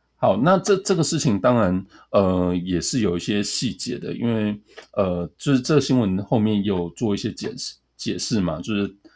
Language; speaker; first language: Chinese; native; Chinese